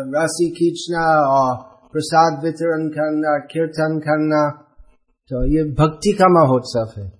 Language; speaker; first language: Hindi; non-native, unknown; English